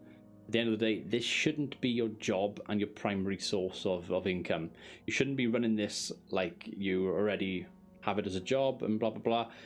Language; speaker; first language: English; native; English